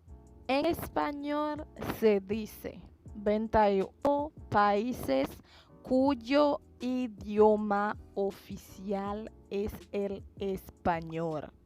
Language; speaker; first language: Spanish; non-native, fluent; Haitian Creole